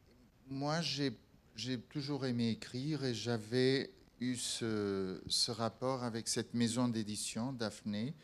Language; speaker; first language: French; non-native, fluent; Portuguese